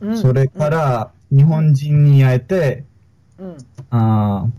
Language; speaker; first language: Japanese; non-native, learner; Spanish